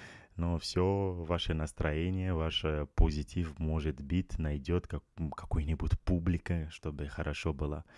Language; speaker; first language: Russian; non-native, learner; French